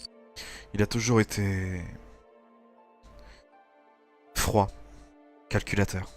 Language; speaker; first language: French; native; French